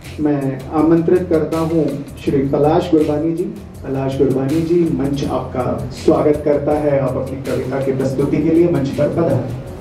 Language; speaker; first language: Hindi; native; Hindi